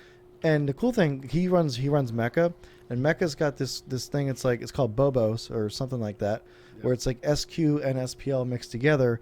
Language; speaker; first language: English; native; English